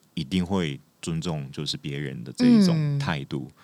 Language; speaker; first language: Chinese; non-native, fluent; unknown